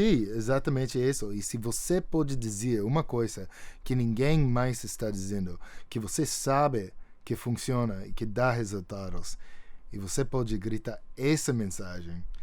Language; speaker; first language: Portuguese; non-native, fluent; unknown